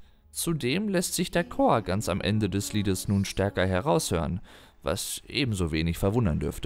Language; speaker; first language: German; native; German